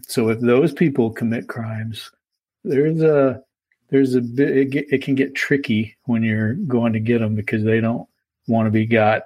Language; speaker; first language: English; native; English